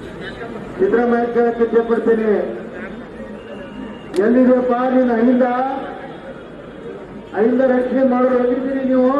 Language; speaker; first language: Kannada; native; Kannada